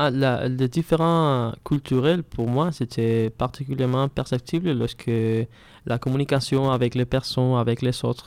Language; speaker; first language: French; non-native, learner; Spanish